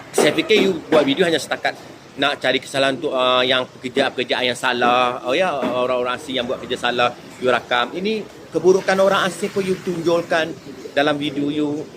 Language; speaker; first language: Malay; native; Malay